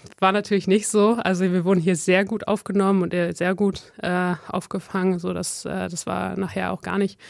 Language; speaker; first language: German; native; German